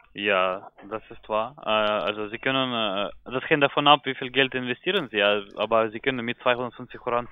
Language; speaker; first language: German; non-native, learner; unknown